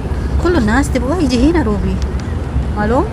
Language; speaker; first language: Arabic; non-native, local second language; Indonesian